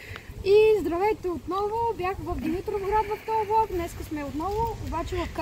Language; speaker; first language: Bulgarian; native; Bulgarian